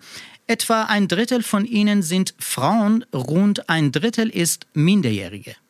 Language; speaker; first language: German; non-native, learner; Persian